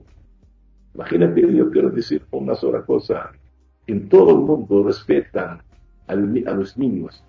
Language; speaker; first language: Spanish; non-native, fluent; Arabic